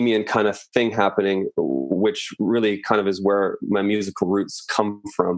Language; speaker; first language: English; native; English